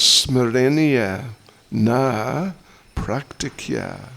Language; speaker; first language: Russian; non-native, learner; English